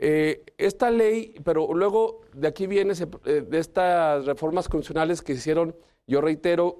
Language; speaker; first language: Spanish; native; Spanish